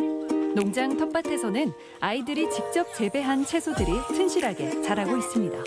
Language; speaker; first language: Korean; native; Korean